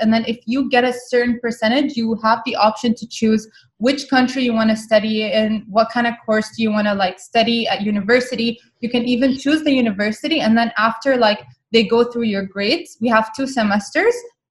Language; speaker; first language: English; non-native, fluent; Arabic